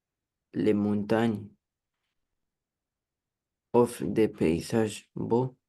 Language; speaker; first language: French; non-native, learner; Romanian